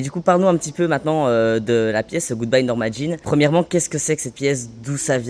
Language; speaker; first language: French; native; French